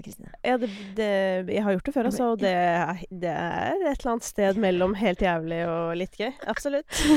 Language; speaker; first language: Norwegian; native; Norwegian